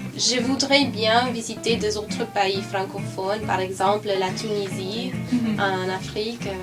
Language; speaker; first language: French; non-native, learner; Spanish